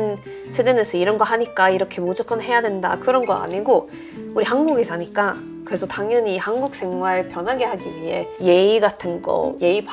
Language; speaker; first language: Korean; non-native, fluent; Swedish